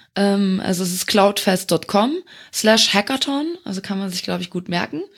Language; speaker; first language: German; non-native, local second language; Luxembourgish